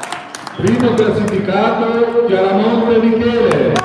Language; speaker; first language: Italian; native; Italian